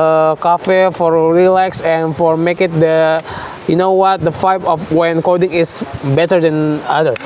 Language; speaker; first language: English; non-native, learner; Indonesian